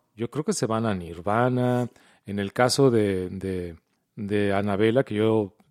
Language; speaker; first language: Spanish; early bilingual, heritage; Spanish